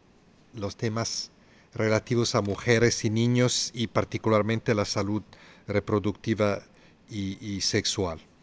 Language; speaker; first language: Spanish; non-native, fluent; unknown